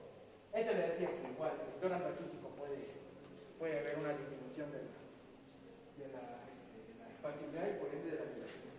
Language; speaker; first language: Spanish; native; Spanish